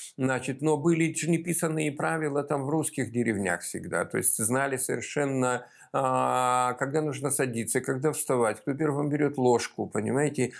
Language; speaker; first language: Russian; native; Russian